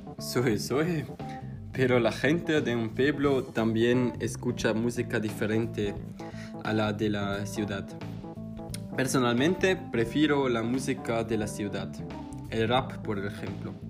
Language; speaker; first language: Spanish; non-native, learner; German